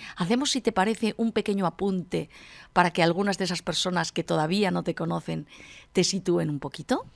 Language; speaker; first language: Spanish; native; Spanish